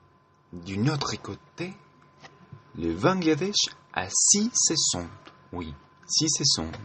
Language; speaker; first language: French; non-native, learner; Spanish